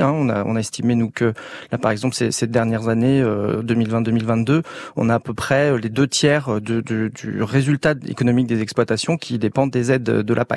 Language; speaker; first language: French; native; French